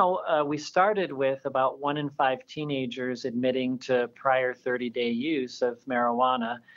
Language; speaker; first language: English; native; English